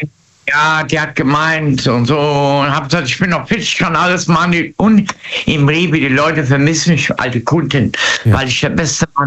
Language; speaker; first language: German; native; German